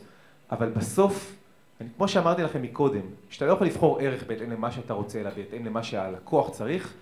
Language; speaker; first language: Hebrew; native; Hebrew